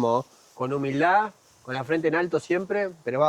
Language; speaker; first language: Spanish; native; Spanish